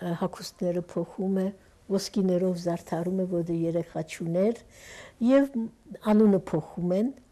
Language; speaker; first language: Armenian; early bilingual, heritage; Armenian